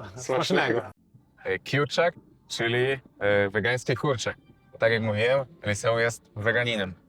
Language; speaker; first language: Polish; native; Polish